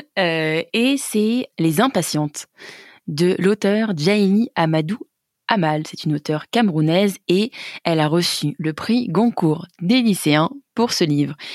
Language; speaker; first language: French; native; French